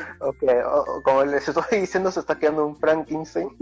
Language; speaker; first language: Spanish; native; Spanish